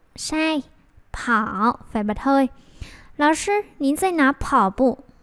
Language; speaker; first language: Chinese; non-native, fluent; Vietnamese